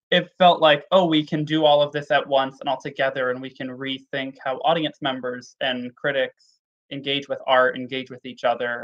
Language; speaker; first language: English; native; English